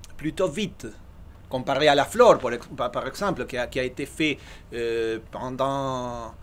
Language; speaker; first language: French; non-native, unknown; Spanish